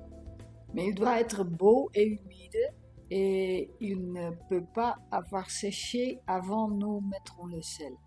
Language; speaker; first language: French; non-native, learner; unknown